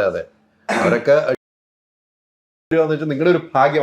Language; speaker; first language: Malayalam; native; Malayalam